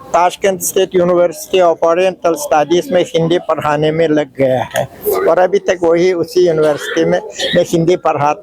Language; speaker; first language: Hindi; non-native, fluent; Uzbek